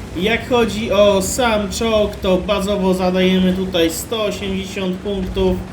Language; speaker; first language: Polish; native; Polish